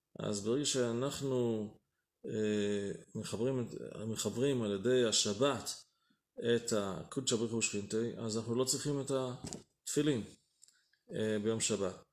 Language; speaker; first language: Hebrew; native; Hebrew